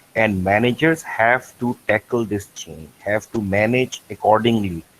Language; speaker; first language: English; non-native, local second language; Urdu